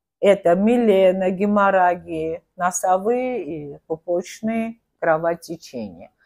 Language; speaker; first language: Russian; non-native, local second language; Armenian